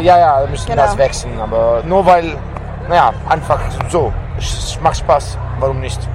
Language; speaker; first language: German; non-native, fluent; Italian